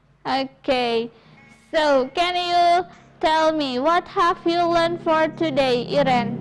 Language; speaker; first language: English; non-native, fluent; Indonesian